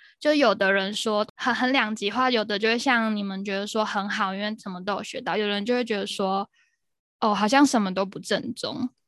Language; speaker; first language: Chinese; native; Chinese